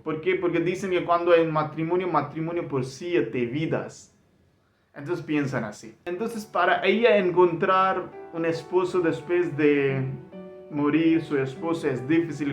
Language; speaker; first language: Spanish; non-native, learner; Hindi